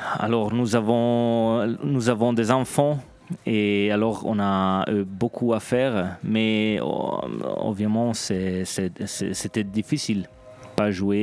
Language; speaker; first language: French; non-native, local second language; Italian